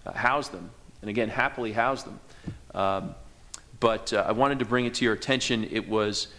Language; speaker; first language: English; native; English